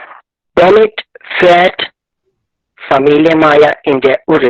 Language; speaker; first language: German; non-native, learner; Spanish